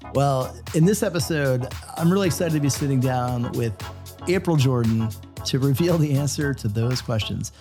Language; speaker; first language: English; native; English